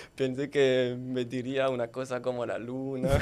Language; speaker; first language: Spanish; non-native, learner; French